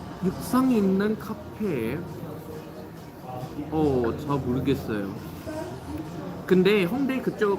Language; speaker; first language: Korean; non-native, fluent; English